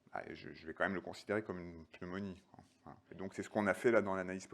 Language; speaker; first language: French; native; French